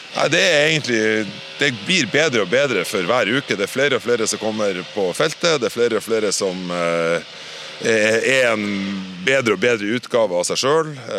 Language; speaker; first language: Norwegian; native; Norwegian